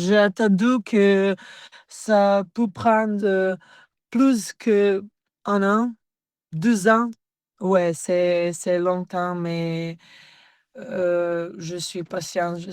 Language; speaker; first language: French; non-native, learner; Serbian